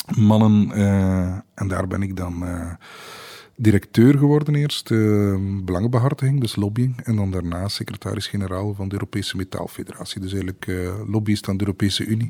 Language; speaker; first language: Dutch; native; Dutch